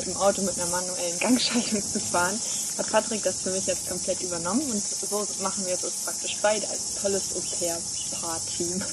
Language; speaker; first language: German; native; German